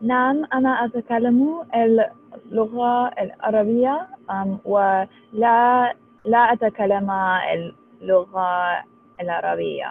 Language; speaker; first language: Arabic; non-native, learner; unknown